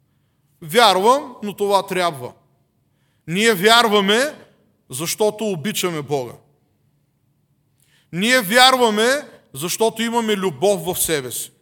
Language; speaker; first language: Bulgarian; native; Bulgarian